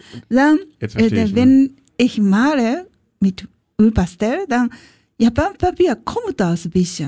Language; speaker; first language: German; non-native, learner; Japanese